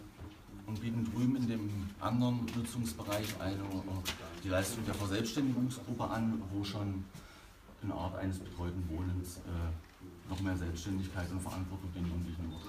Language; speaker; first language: German; native; German